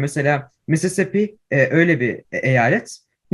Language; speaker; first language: Turkish; early bilingual, heritage; Turkish